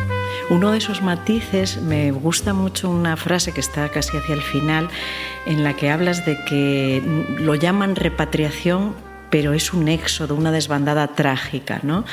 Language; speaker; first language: Spanish; native; Spanish